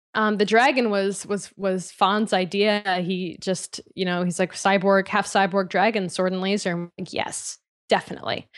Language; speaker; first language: English; native; English